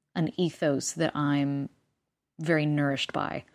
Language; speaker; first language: English; non-native, fluent; Spanish